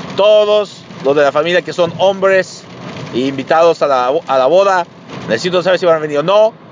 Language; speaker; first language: Spanish; early bilingual, heritage; Spanish